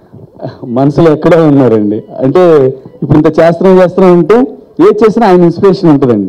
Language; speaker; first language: Telugu; native; Telugu